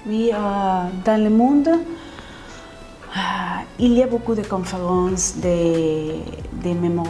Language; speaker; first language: French; non-native, fluent; Spanish